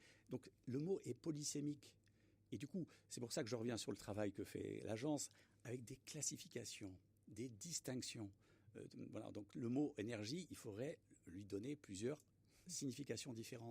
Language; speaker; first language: French; native; French